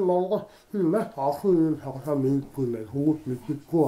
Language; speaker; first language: Mongolian; non-native, learner; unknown